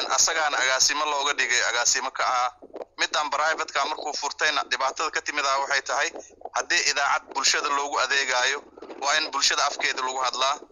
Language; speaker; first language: Somali; non-native, local second language; Swahili